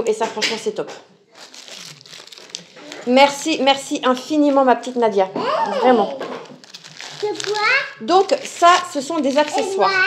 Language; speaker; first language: French; native; French